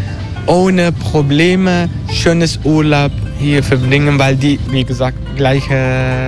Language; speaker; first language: German; non-native, fluent; Turkish